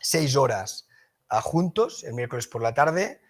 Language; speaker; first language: Spanish; non-native, local second language; Catalan